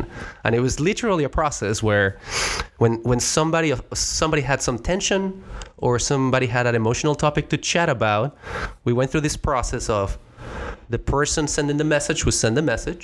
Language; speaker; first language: English; non-native, fluent; Spanish